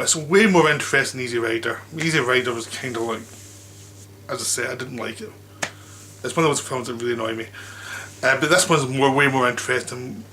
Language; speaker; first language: English; native; English